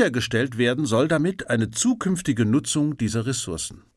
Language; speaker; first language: German; native; German